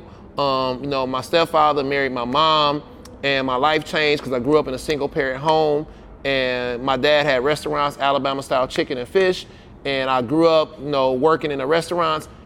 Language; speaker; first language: English; native; English